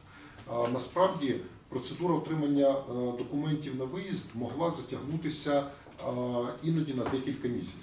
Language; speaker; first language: Ukrainian; native; Ukrainian